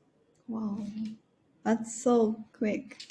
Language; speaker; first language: English; non-native, learner; Japanese